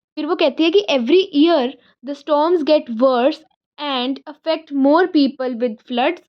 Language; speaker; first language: Hindi; native; Hindi